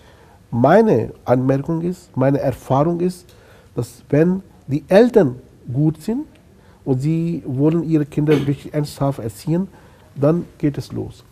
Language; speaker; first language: German; non-native, fluent; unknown